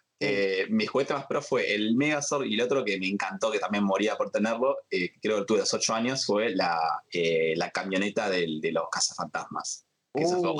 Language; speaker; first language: Spanish; native; Spanish